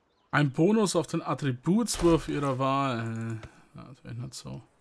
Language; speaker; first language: German; native; German